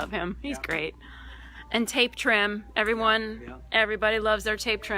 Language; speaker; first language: English; native; English